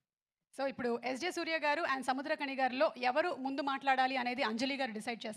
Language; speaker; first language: Telugu; native; Telugu